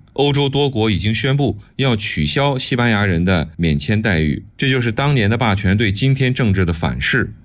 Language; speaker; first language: Chinese; native; Chinese